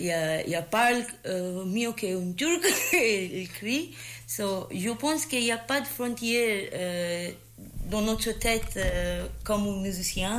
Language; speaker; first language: French; non-native, learner; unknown